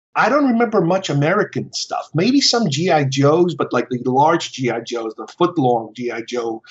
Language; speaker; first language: English; early bilingual, other home language; Spanish